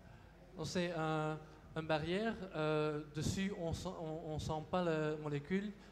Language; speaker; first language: French; non-native, local second language; Dutch